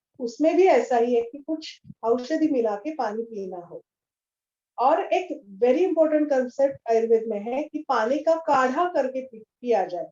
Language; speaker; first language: Hindi; non-native, local second language; Marathi